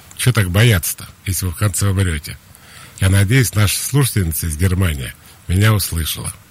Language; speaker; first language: Russian; native; Russian